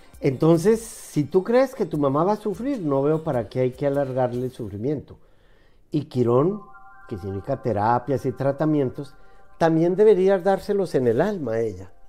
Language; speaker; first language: Spanish; native; Spanish